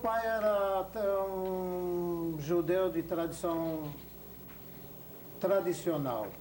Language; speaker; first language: Portuguese; non-native, fluent; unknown